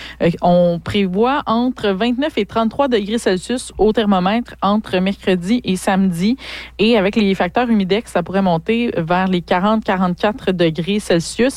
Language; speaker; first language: French; native; French